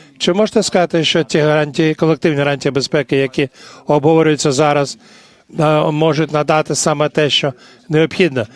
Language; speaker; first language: Ukrainian; non-native, fluent; English